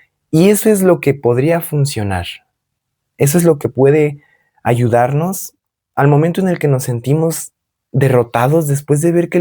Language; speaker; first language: Spanish; native; Spanish